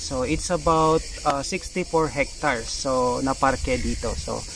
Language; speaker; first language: English; non-native, local second language; Filipino